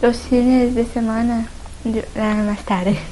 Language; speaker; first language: Spanish; non-native, learner; Portuguese